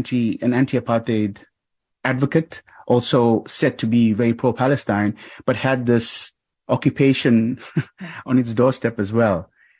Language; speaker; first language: English; native; English